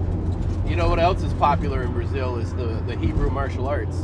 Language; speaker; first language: English; native; English